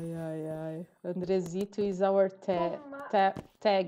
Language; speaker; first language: English; non-native, learner; Portuguese